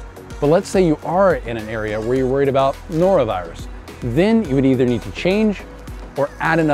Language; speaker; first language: English; native; English